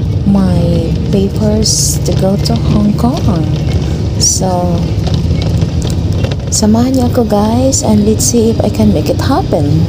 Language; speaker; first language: English; non-native, local second language; Filipino